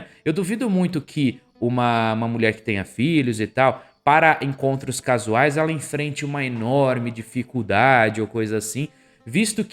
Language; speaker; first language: Portuguese; native; Portuguese